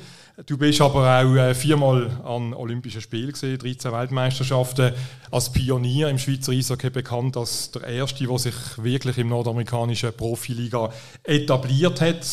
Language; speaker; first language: German; native; German